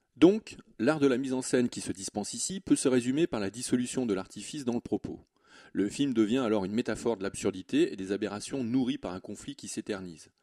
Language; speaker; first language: French; native; French